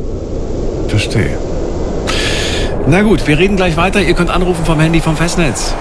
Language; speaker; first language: German; native; German